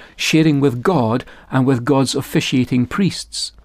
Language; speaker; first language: English; native; English